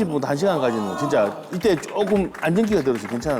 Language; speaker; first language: Korean; native; Korean